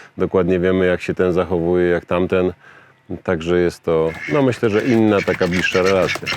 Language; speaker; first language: Polish; native; Polish